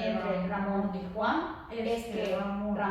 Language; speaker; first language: Spanish; non-native, learner; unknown